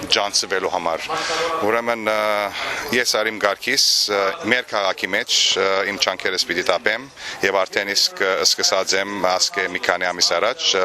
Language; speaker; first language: Armenian; early bilingual, heritage; Armenian